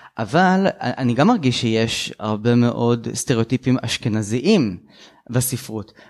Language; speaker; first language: Hebrew; native; Hebrew